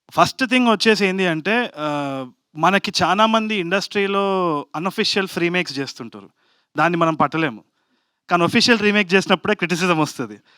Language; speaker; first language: Telugu; native; Telugu